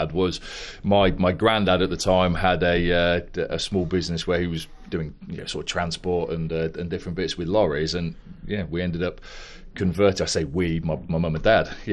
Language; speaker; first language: English; native; English